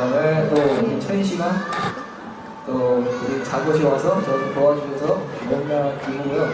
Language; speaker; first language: Korean; non-native, fluent; Chinese